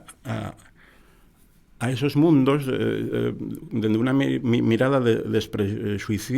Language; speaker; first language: Spanish; native; Spanish